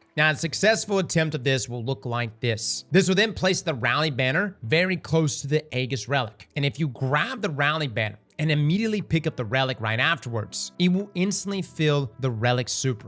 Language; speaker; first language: English; native; English